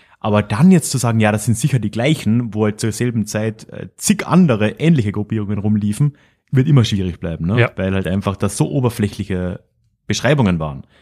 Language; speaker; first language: German; native; German